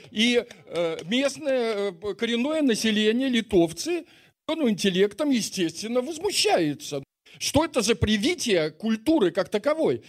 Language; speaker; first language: Russian; native; Russian